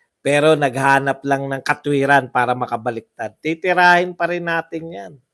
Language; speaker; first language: Filipino; non-native, local second language; Cebuano